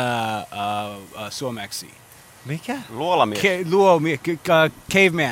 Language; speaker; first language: Finnish; non-native, learner; English